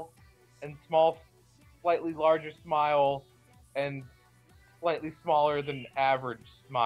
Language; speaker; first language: English; native; English